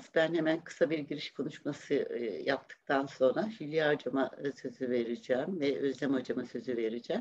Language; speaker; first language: Turkish; native; Turkish